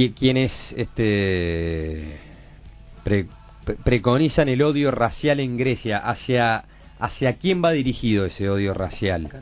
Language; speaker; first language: Spanish; native; Spanish